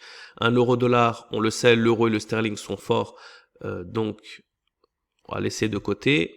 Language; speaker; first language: French; native; French